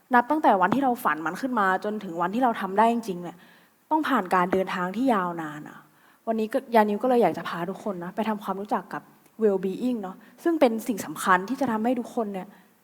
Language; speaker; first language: Thai; native; Thai